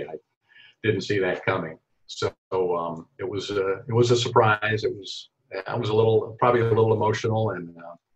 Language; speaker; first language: English; native; English